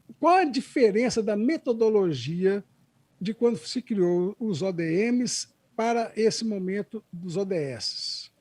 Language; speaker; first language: Portuguese; native; Portuguese